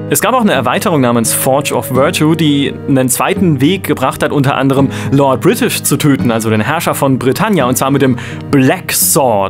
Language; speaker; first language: German; native; German